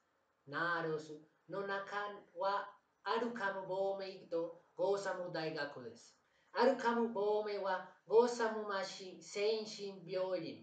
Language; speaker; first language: Japanese; non-native, learner; Spanish